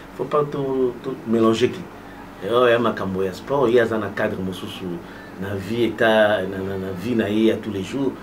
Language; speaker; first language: Lingala; native; Lingala